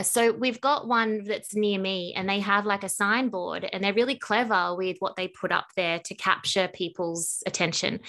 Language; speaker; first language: English; native; English